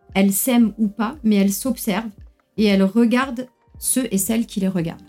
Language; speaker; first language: French; non-native, local second language; Arabic